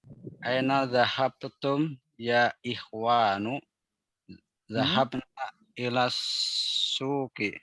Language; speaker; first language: Arabic; non-native, learner; Indonesian